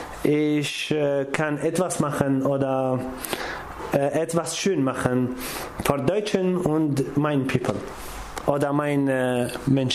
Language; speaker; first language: German; non-native, learner; Kurdish